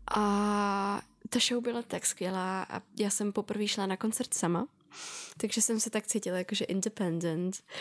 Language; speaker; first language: Czech; early bilingual, other home language; Russian